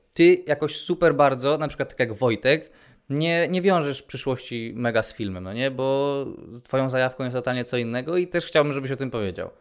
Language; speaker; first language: Polish; native; Polish